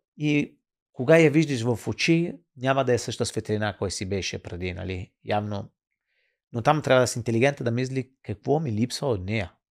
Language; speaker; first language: Bulgarian; non-native, fluent; Italian